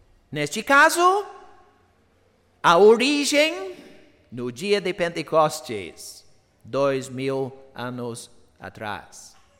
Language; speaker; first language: Portuguese; non-native, fluent; English